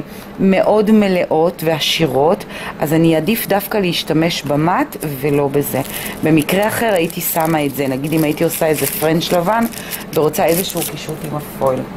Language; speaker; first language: Hebrew; native; Hebrew